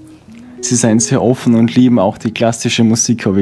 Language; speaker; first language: German; native; German